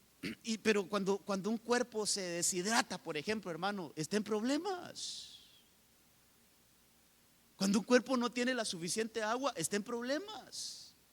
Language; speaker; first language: Spanish; native; Spanish